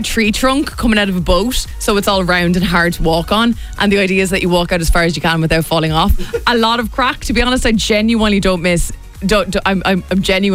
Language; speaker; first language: English; native; English